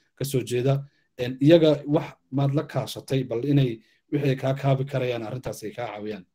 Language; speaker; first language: Somali; native; Somali